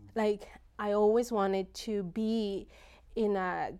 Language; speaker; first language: English; non-native, fluent; Spanish